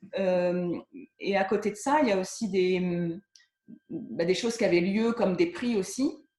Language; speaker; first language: French; native; French